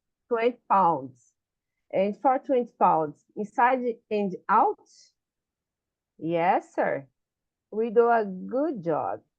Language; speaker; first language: English; non-native, learner; Portuguese